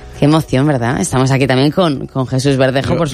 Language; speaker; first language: Spanish; native; Spanish